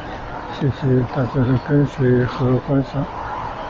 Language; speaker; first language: Chinese; native; Chinese